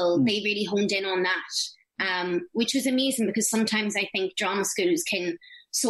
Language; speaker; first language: English; native; English